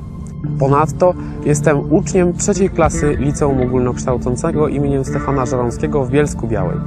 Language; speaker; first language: Polish; native; Polish